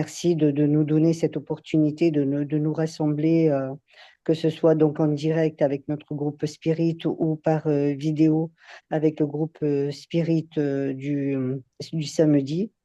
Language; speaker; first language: French; native; French